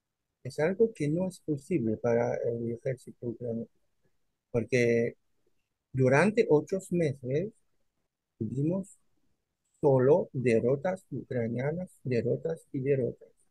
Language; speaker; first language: Spanish; non-native, fluent; French